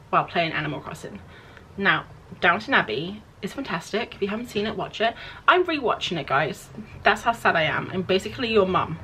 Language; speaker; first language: English; native; English